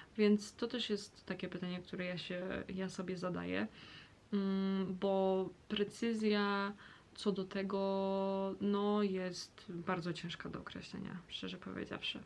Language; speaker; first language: Polish; early bilingual, heritage; Polish